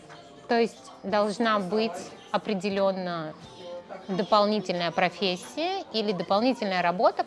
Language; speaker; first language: Russian; native; Russian